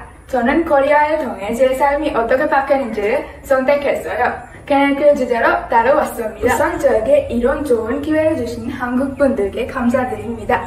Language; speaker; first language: Korean; non-native, learner; Sinhala